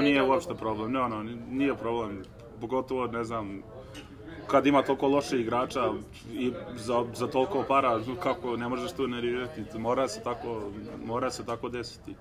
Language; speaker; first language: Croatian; early bilingual, heritage; Serbian